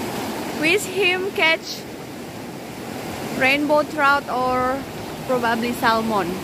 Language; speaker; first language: English; non-native, learner; Indonesian